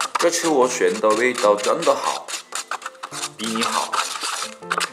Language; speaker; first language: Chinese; non-native, learner; Korean